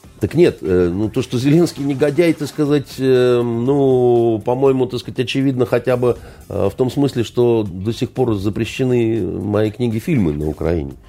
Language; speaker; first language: Russian; native; Russian